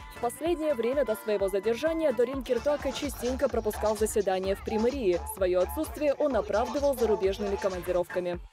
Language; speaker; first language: Russian; native; Russian